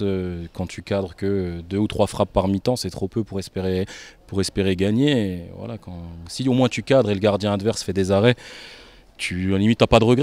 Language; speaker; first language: French; native; French